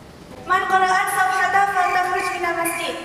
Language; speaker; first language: Arabic; non-native, learner; Indonesian